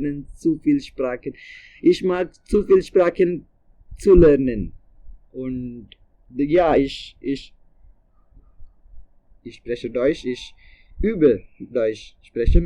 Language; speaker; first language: German; non-native, learner; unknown